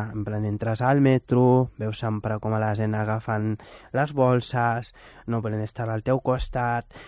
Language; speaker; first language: Catalan; non-native, fluent; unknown